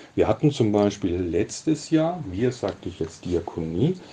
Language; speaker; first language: German; native; German